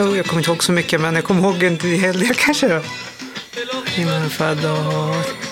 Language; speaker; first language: Swedish; non-native, fluent; Persian